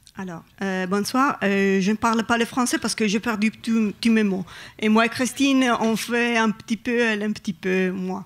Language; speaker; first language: French; non-native, learner; Italian